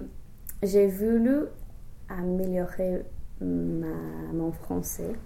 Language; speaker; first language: French; non-native, fluent; English